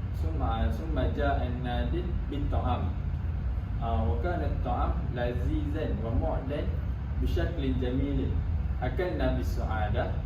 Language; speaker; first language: Arabic; non-native, learner; Malay